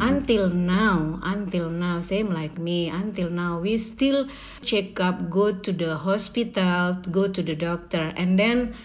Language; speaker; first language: English; non-native, learner; Indonesian